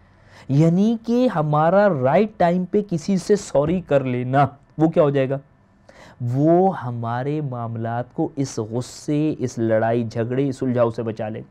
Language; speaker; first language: Urdu; native; Urdu